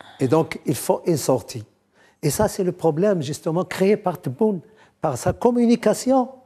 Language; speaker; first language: French; non-native, local second language; Arabic